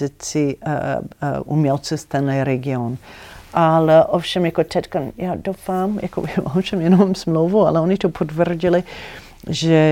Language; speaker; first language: Czech; non-native, fluent; English